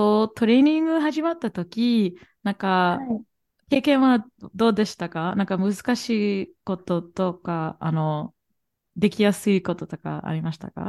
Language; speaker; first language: Japanese; non-native, fluent; English